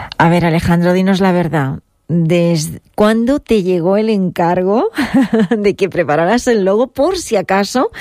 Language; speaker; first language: Spanish; native; Spanish